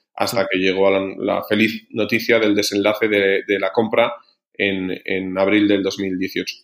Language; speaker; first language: Spanish; native; Spanish